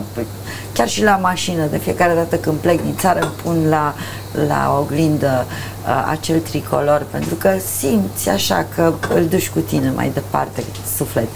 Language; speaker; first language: Romanian; native; Romanian